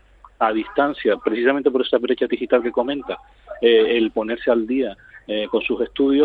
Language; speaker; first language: Spanish; native; Spanish